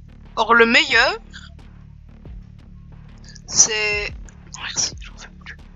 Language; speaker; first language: French; native; French